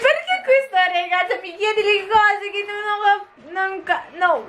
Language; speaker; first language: Italian; non-native, fluent; Filipino